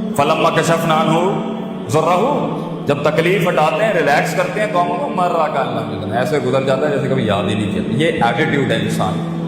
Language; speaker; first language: Urdu; non-native, local second language; Punjabi